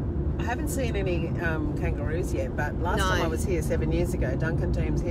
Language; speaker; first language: English; native; English